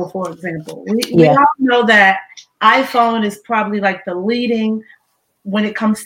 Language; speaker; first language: English; native; English